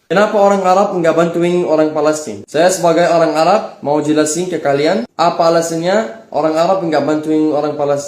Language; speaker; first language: Indonesian; non-native, fluent; Arabic